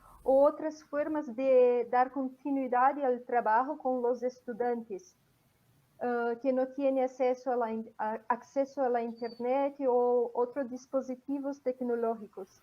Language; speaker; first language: Spanish; non-native, fluent; Portuguese